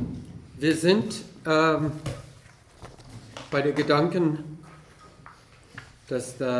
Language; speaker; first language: German; non-native, fluent; English